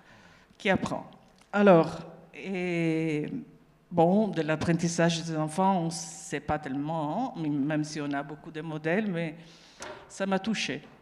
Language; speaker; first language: French; non-native, fluent; Italian